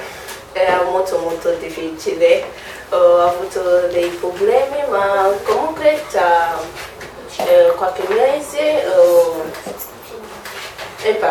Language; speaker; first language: Italian; non-native, learner; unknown